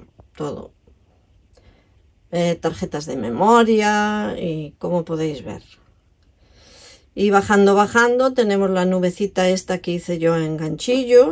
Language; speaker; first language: Spanish; native; Spanish